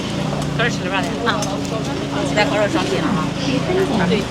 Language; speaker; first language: Chinese; native; Chinese